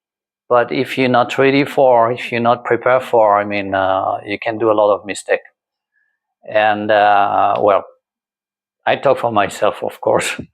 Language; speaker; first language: English; non-native, learner; French